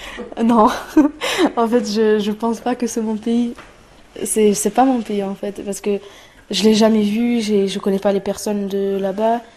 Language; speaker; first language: French; non-native, fluent; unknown